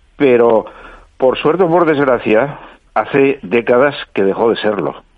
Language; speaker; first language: Spanish; non-native, local second language; Catalan